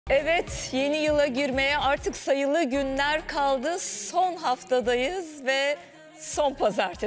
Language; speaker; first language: Turkish; native; Turkish